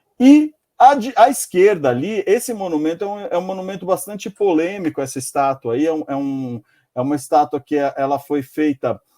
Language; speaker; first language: Portuguese; native; Portuguese